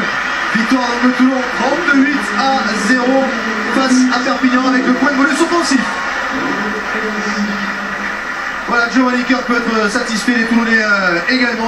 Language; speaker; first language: French; native; French